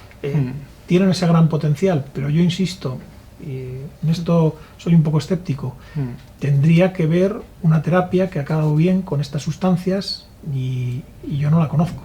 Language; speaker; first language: Spanish; native; Spanish